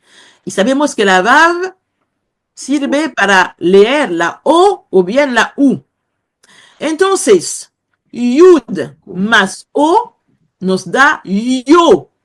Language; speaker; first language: Spanish; non-native, fluent; Kongo